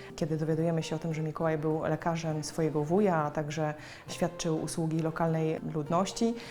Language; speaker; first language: Polish; native; Polish